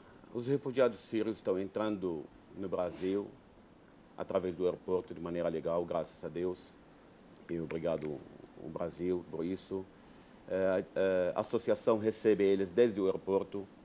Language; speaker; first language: Portuguese; non-native, fluent; Arabic